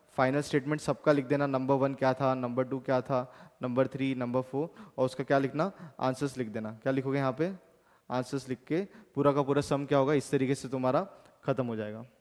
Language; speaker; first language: Hindi; native; Hindi